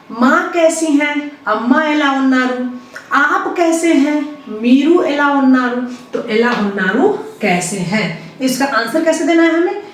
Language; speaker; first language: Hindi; native; Hindi